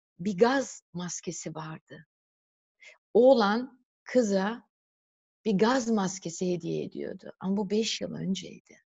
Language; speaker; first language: Turkish; early bilingual, heritage; Turkish